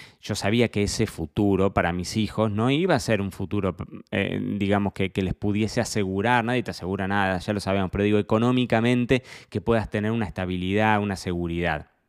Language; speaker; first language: Spanish; native; Spanish